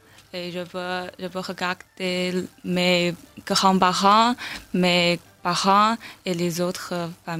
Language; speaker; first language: French; non-native, learner; Chinese